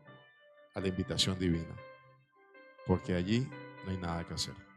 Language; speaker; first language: Spanish; native; Spanish